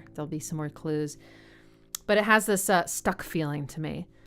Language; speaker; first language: English; native; English